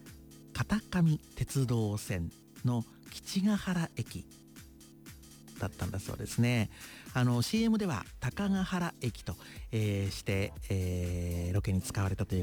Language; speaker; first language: Japanese; native; Japanese